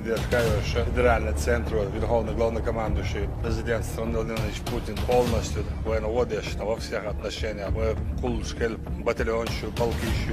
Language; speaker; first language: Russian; non-native, local second language; Chechen